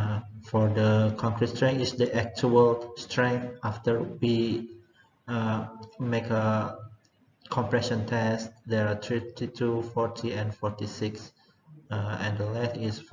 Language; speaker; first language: English; non-native, learner; Indonesian